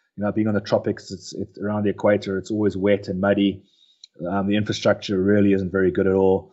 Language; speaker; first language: English; native; English